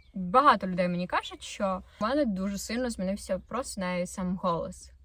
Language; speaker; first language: Ukrainian; non-native, local second language; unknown